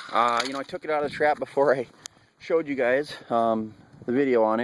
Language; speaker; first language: English; native; English